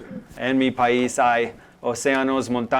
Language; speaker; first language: Spanish; non-native, fluent; English